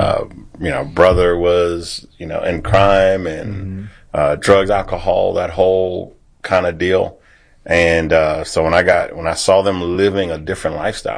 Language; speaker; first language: English; native; English